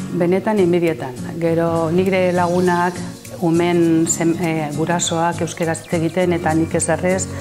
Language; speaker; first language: Basque; early bilingual, other home language; Spanish